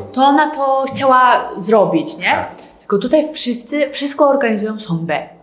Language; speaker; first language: Polish; native; Polish